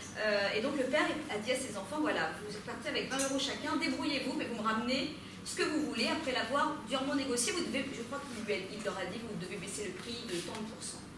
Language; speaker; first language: French; native; French